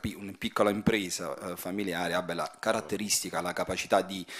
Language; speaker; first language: Italian; native; Italian